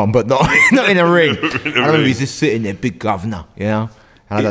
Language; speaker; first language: English; native; English